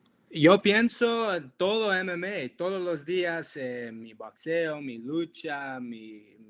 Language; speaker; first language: Spanish; non-native, learner; English